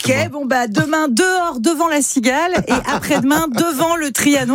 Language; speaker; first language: French; native; French